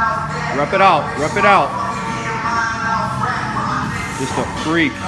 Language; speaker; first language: English; native; English